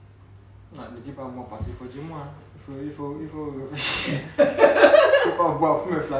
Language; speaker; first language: French; non-native, local second language; Haitian Creole